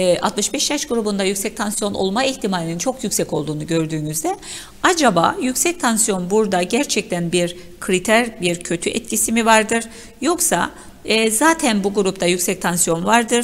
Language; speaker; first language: Turkish; native; Turkish